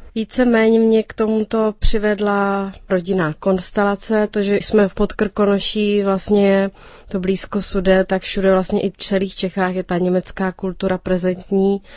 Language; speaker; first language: Czech; native; Czech